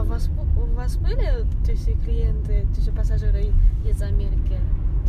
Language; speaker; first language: Russian; non-native, learner; Chinese